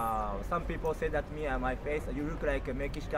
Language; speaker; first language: English; non-native, learner; Japanese